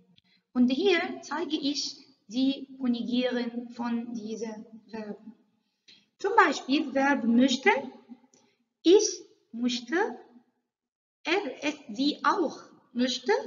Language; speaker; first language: German; non-native, learner; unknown